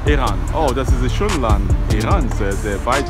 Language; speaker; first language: German; non-native, learner; Lingala